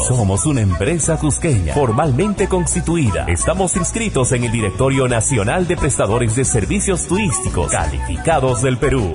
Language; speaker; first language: Spanish; native; Spanish